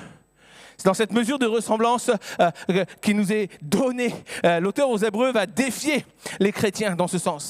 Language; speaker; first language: French; native; French